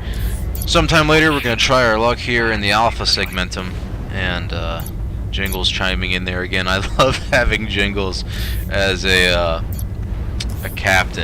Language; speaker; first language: English; native; English